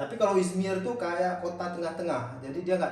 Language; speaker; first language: Indonesian; native; Indonesian